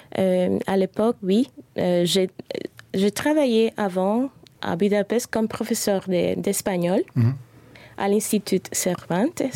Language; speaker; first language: French; non-native, fluent; Spanish